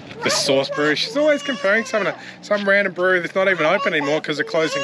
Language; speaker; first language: English; native; English